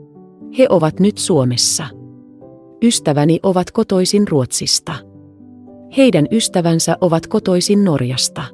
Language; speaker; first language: Finnish; non-native, fluent; Vietnamese